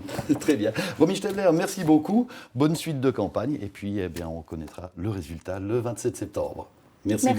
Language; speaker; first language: French; native; French